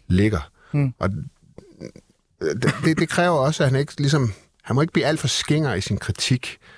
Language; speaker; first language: Danish; native; Danish